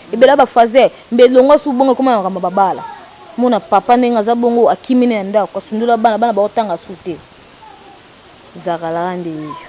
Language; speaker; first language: Lingala; non-native, local second language; Kongo